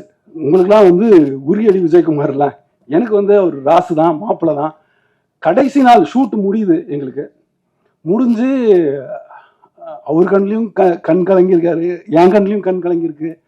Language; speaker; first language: Tamil; native; Tamil